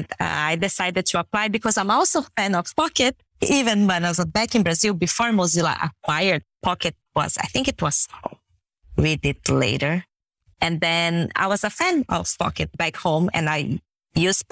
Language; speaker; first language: English; non-native, fluent; Portuguese